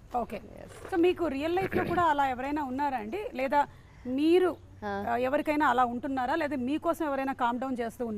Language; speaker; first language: Telugu; native; Telugu